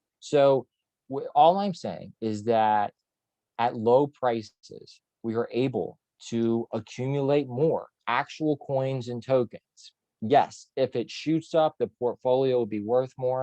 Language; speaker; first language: English; native; English